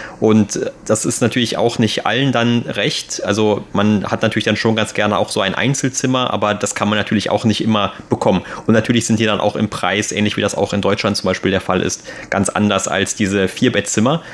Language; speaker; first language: German; native; German